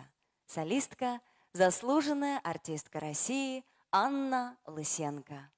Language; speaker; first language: Russian; native; Russian